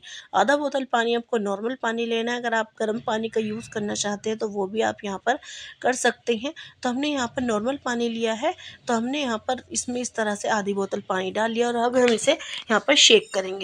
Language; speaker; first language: Hindi; native; Hindi